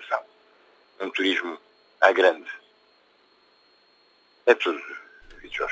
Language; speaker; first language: Portuguese; native; Portuguese